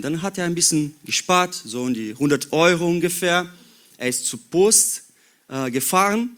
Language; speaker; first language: German; non-native, learner; Portuguese